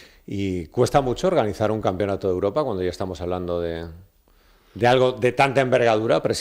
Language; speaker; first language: Spanish; native; Spanish